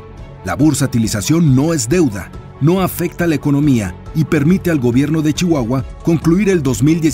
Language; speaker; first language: Spanish; native; Spanish